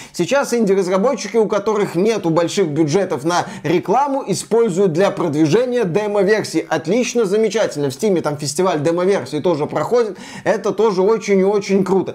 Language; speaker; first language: Russian; native; Russian